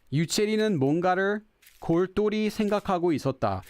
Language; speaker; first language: Korean; non-native, fluent; English